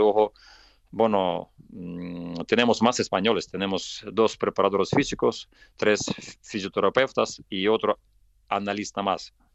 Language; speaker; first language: Spanish; non-native, fluent; Russian